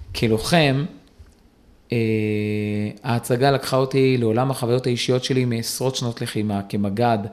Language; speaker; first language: Hebrew; native; Hebrew